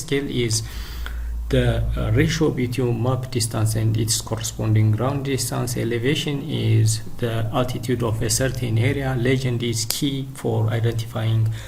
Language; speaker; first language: English; non-native, local second language; Amharic